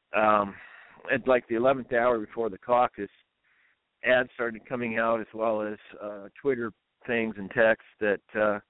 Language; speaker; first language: English; native; English